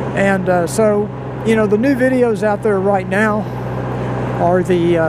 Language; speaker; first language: English; native; English